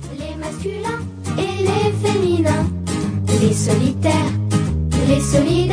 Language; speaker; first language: French; non-native, learner; Catalan